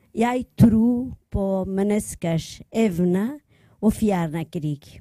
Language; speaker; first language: Norwegian; non-native, learner; Persian